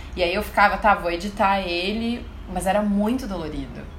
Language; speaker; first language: Portuguese; native; Portuguese